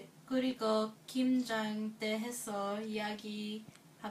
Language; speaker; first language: Korean; non-native, learner; English